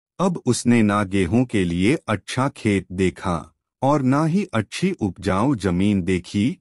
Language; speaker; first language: Hindi; native; Hindi